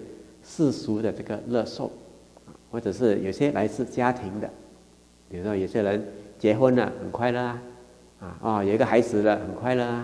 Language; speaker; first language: Chinese; native; Chinese